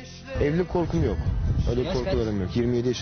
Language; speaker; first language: Turkish; native; Turkish